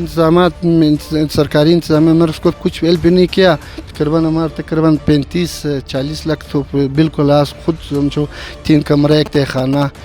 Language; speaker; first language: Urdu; non-native, local second language; Pashto